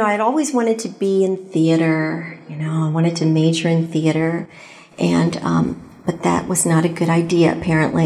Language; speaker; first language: English; native; English